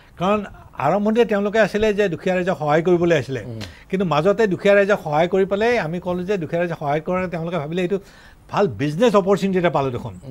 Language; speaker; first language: Assamese; native; Assamese